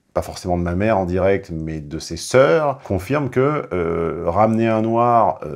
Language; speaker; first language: French; native; French